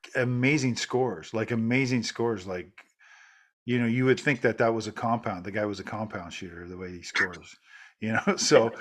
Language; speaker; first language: English; native; English